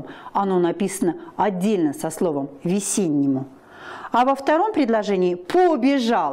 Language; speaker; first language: Russian; native; Russian